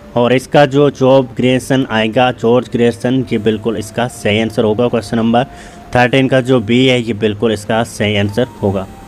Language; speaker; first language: Hindi; native; Hindi